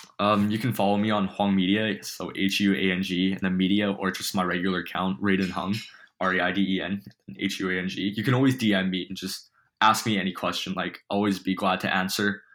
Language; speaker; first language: English; early bilingual, other home language; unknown